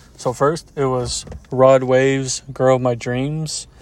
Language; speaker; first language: English; early bilingual, other home language; Spanish